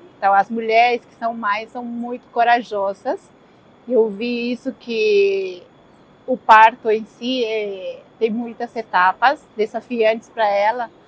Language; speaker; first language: Portuguese; early bilingual, other home language; Spanish